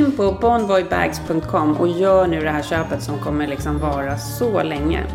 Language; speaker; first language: Swedish; native; Swedish